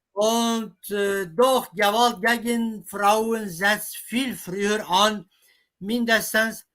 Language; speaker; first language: German; non-native, fluent; Kurdish